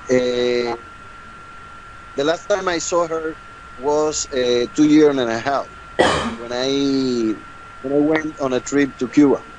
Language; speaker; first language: English; non-native, learner; Spanish